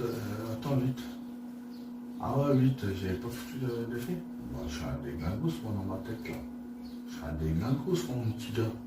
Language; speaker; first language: French; native; French